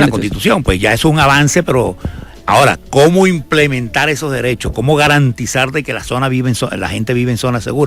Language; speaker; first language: Spanish; native; Spanish